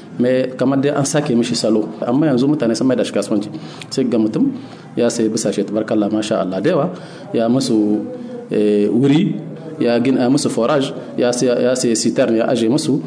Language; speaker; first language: Hausa; non-native, local second language; Tamasheq